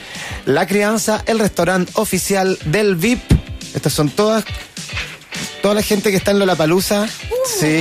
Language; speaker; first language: Spanish; native; Spanish